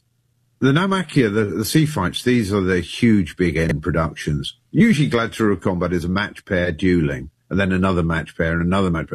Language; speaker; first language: English; native; English